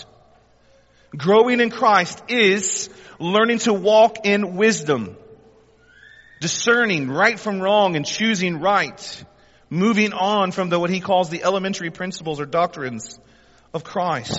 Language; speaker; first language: English; native; English